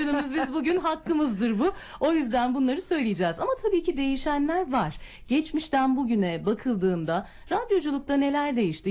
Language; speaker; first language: Turkish; native; Turkish